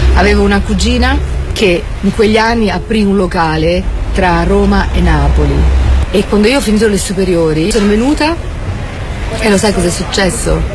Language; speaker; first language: Italian; early bilingual, other home language; Bosnian